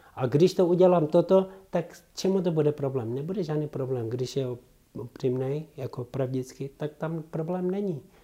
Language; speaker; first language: Czech; non-native, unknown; Tibetan